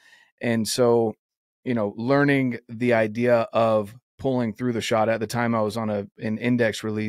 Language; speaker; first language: English; native; English